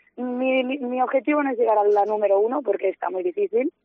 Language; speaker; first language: Spanish; non-native, local second language; Catalan